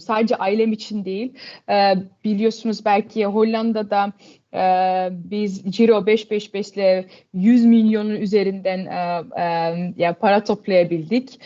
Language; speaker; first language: Turkish; early bilingual, heritage; Turkish